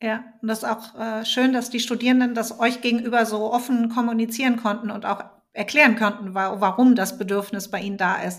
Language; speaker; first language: German; native; German